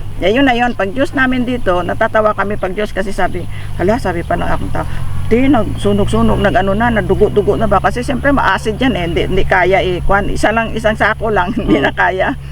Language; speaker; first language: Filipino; non-native, local second language; Hiligaynon